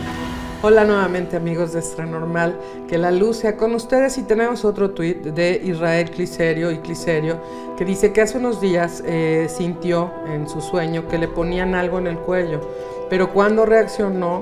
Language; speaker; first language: Spanish; native; Spanish